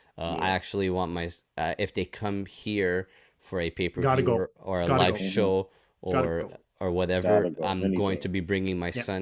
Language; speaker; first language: English; native; English